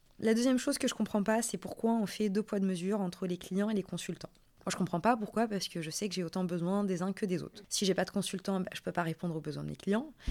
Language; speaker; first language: French; non-native, local second language; Arabic